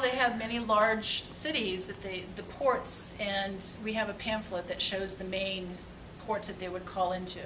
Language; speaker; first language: English; native; English